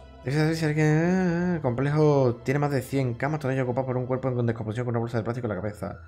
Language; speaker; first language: Spanish; native; Spanish